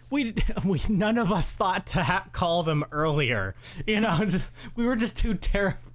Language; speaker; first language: English; native; English